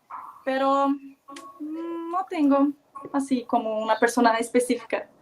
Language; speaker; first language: Spanish; non-native, learner; Portuguese